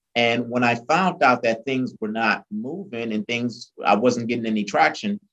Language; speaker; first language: English; early bilingual, other home language; Haitian Creole